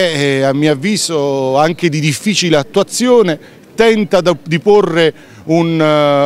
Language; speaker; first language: Italian; native; Italian